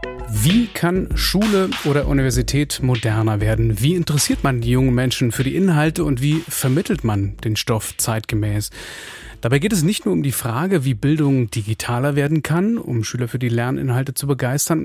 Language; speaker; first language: German; native; German